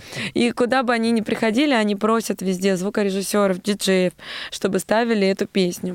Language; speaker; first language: Russian; native; Russian